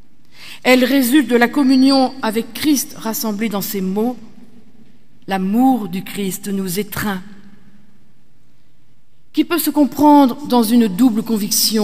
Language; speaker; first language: French; native; French